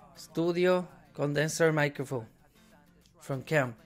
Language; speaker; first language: English; non-native, fluent; Spanish